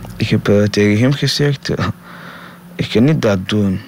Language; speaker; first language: Dutch; non-native, learner; Somali